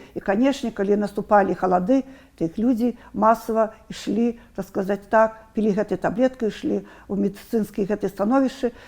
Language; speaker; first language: Belarusian; non-native, local second language; Russian